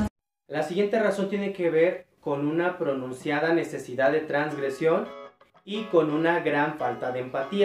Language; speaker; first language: Spanish; native; Spanish